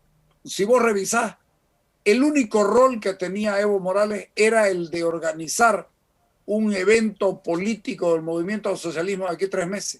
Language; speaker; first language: Spanish; native; Spanish